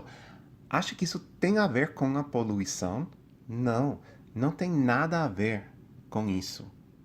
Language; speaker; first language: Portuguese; non-native, fluent; English